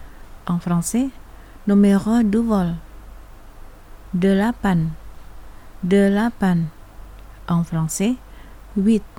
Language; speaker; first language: French; non-native, fluent; Indonesian